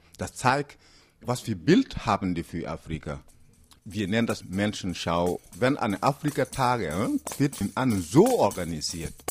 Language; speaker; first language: German; non-native, fluent; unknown